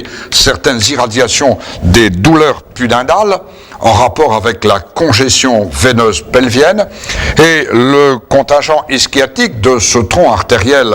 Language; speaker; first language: French; native; French